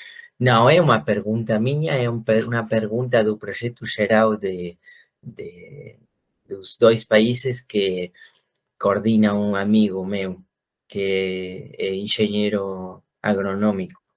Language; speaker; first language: Portuguese; non-native, fluent; Spanish